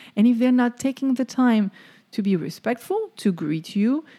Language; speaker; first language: English; non-native, fluent; French